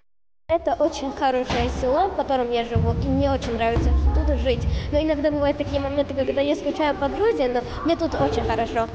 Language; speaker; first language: Russian; non-native, fluent; Georgian